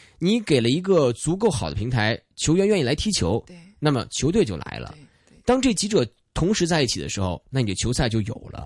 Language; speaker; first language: Chinese; native; Chinese